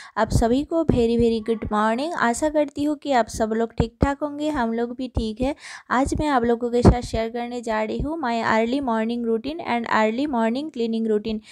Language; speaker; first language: Hindi; non-native, local second language; Bangla